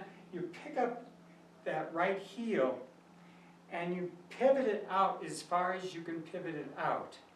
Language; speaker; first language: English; native; English